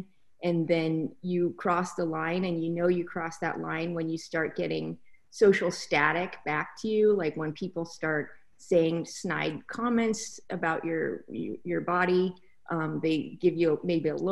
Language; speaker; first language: English; native; English